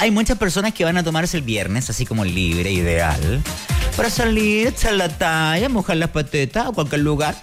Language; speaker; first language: Spanish; native; Spanish